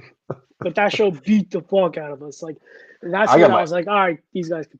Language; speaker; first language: English; native; English